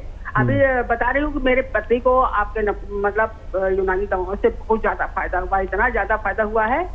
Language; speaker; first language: Hindi; native; Hindi